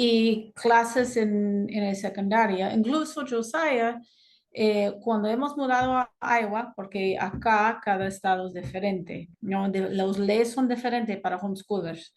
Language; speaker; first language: Spanish; non-native, fluent; English